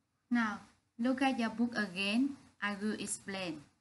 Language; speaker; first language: English; non-native, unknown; Vietnamese